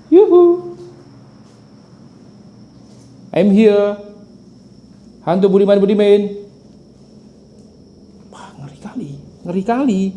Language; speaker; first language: Indonesian; native; Indonesian